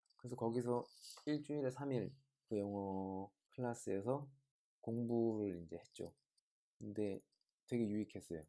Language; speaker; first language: Korean; native; Korean